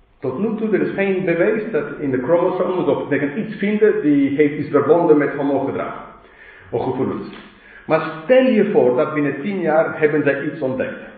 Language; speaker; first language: Dutch; non-native, fluent; English